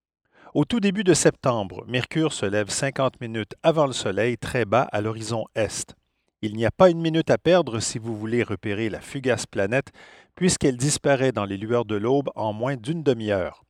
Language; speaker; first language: French; native; French